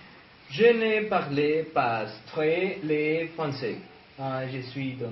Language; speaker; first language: French; non-native, learner; Spanish